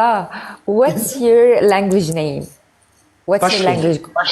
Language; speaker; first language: English; non-native, fluent; Arabic